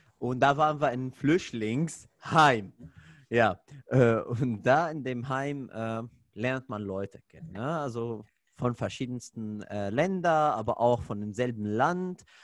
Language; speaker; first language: German; non-native, fluent; Arabic